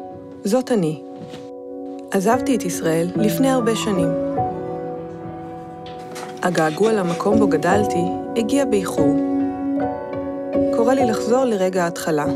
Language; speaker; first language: Hebrew; native; Hebrew